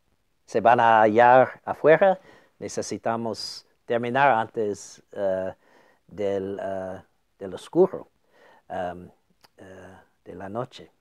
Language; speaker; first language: Spanish; non-native, fluent; English